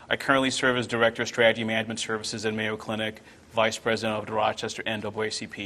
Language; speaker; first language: English; non-native, local second language; Yoruba